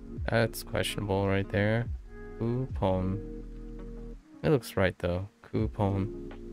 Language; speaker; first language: English; native; English